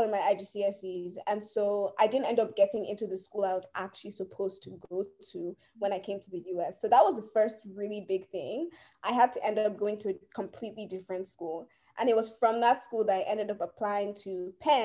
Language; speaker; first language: English; native; English